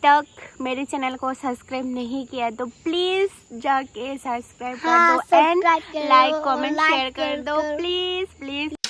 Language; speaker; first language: Hindi; non-native, local second language; Kok Borok